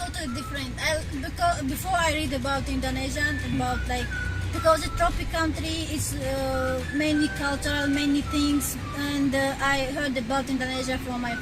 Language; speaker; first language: English; non-native, learner; Tajik